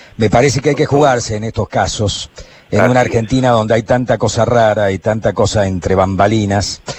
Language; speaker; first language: Spanish; native; Spanish